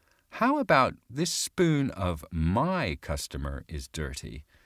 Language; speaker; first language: English; native; English